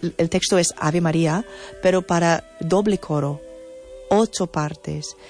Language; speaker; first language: Spanish; non-native, fluent; English